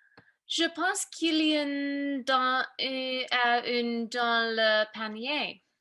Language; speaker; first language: French; non-native, learner; English